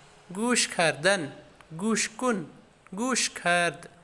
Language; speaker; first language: Persian; non-native, fluent; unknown